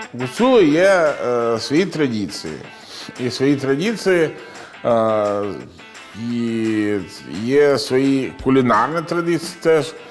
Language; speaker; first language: Ukrainian; non-native, learner; Italian